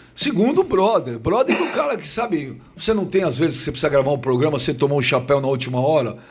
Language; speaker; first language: Portuguese; native; Portuguese